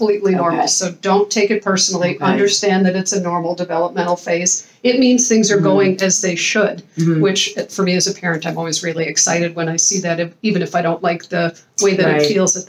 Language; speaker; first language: English; native; English